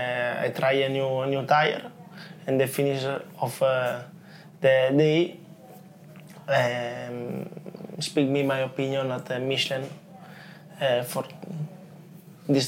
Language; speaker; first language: English; non-native, learner; Italian